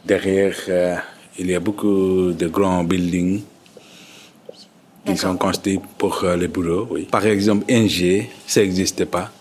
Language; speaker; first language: French; non-native, fluent; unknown